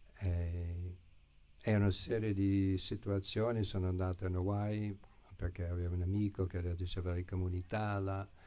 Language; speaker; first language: Italian; non-native, fluent; English